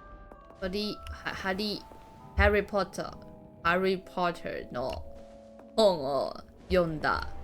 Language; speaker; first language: Japanese; non-native, learner; Chinese